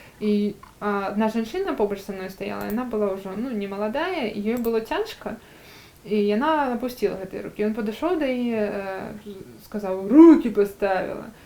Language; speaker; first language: Belarusian; native; Belarusian